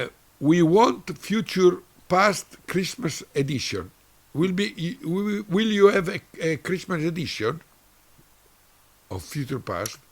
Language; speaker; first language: English; non-native, learner; Italian